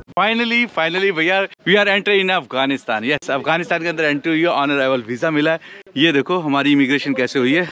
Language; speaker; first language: Hindi; native; Hindi